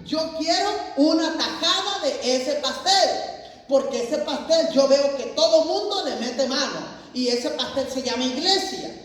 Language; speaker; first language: Spanish; native; Spanish